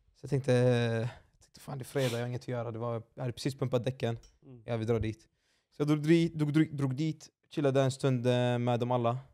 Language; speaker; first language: Swedish; early bilingual, other home language; Arabic